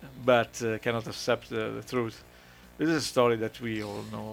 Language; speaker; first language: English; non-native, fluent; Italian